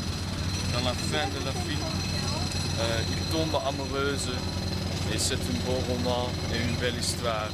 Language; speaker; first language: French; non-native, learner; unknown